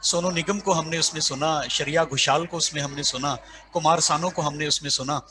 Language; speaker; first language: Hindi; non-native, local second language; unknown